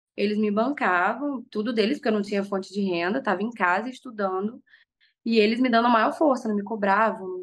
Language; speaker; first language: Portuguese; native; Portuguese